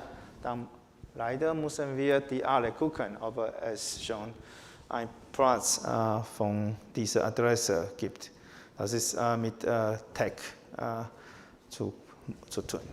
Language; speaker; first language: German; non-native, learner; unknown